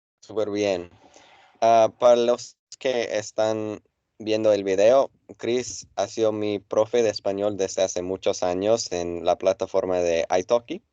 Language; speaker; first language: Spanish; non-native, fluent; English